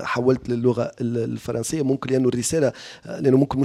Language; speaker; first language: French; non-native, local second language; Arabic